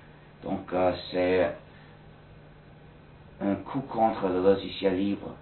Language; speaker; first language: French; non-native, fluent; English